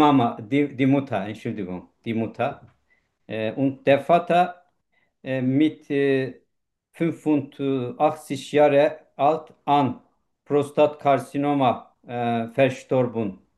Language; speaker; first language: German; non-native, learner; Turkish